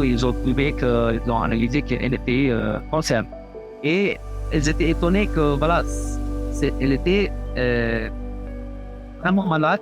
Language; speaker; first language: French; non-native, fluent; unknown